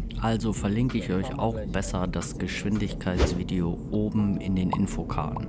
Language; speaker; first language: German; native; German